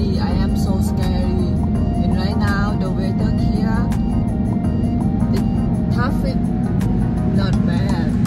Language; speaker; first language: English; non-native, learner; Thai